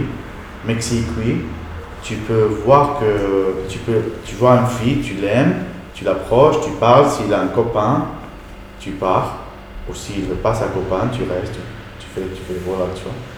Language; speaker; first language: French; non-native, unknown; Arabic